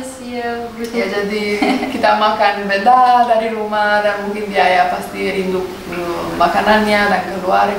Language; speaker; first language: Indonesian; non-native, learner; Russian